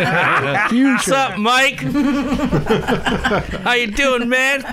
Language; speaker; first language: English; native; English